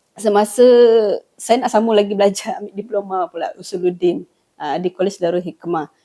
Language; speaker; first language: Malay; non-native, local second language; Iban